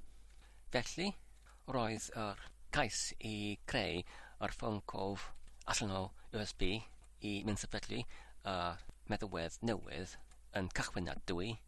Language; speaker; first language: Welsh; non-native, learner; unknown